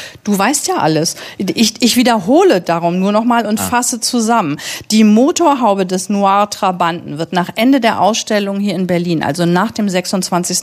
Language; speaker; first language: German; native; German